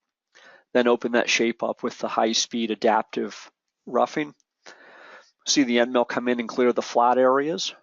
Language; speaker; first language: English; native; English